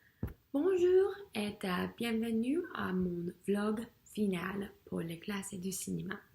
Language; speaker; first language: French; non-native, learner; English